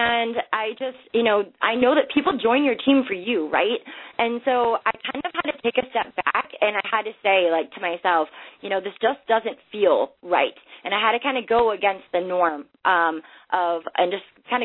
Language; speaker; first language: English; native; English